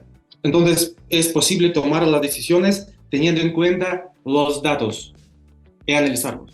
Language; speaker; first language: Spanish; non-native, fluent; Russian